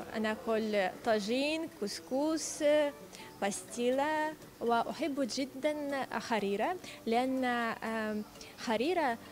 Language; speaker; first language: Arabic; non-native, fluent; Ukrainian